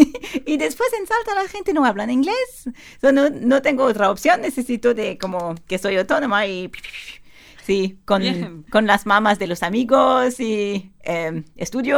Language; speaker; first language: Spanish; non-native, learner; French